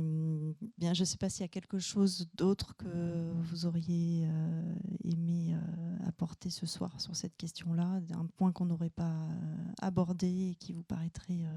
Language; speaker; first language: French; native; French